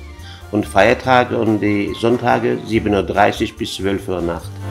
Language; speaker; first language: German; non-native, fluent; Azerbaijani